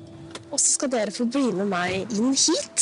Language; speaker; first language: Norwegian; native; Norwegian